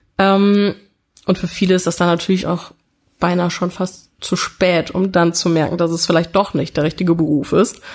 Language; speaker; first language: German; early bilingual, other home language; Italian